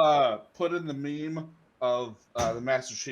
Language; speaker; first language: English; native; English